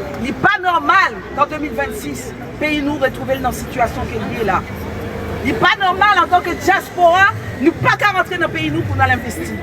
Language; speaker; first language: French; non-native, local second language; Haitian Creole